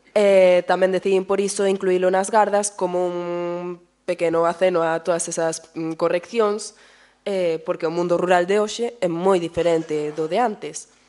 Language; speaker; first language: Galician; native; Galician